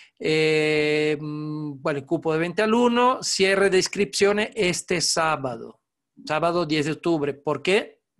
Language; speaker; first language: Spanish; non-native, fluent; Italian